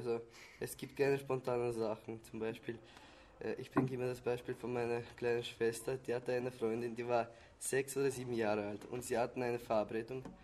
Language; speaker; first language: German; early bilingual, other home language; Chechen